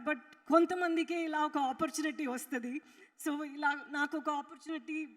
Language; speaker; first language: Telugu; non-native, fluent; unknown